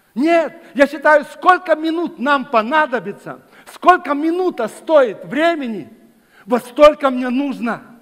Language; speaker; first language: Russian; native; Russian